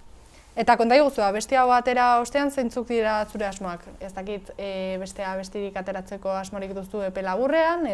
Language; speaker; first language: Basque; native; Basque